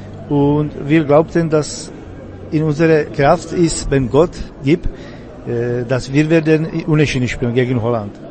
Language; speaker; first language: German; non-native, fluent; Czech